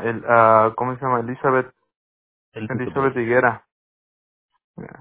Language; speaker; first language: Spanish; early bilingual, heritage; Spanish